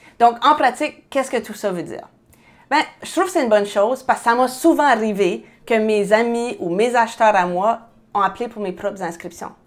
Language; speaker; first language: French; native; French